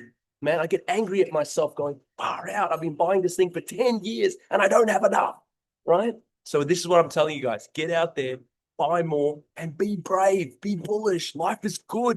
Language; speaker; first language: English; native; English